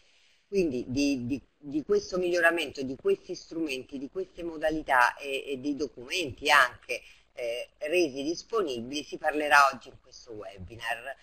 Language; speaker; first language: Italian; native; Italian